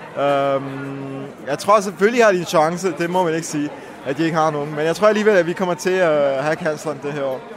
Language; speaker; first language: Danish; early bilingual, heritage; Danish